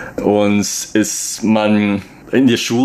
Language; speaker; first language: German; non-native, fluent; Chinese